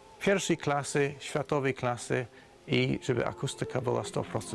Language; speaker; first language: Polish; non-native, fluent; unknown